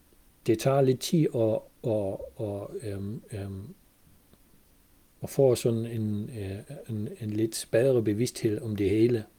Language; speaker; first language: Danish; non-native, fluent; German